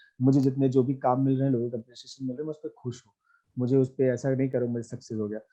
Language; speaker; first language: Hindi; native; Hindi